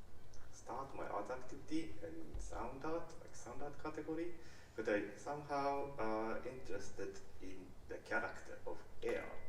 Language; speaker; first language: English; non-native, learner; Japanese